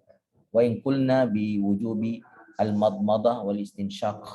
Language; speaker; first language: Arabic; non-native, fluent; Indonesian